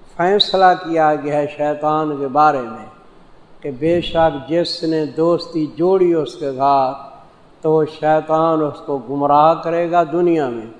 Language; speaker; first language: Urdu; non-native, local second language; Saraiki